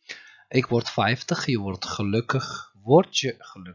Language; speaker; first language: Dutch; non-native, fluent; Turkish